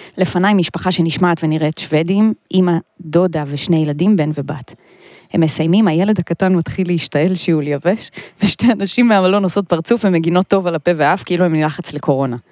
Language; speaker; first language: Hebrew; native; Hebrew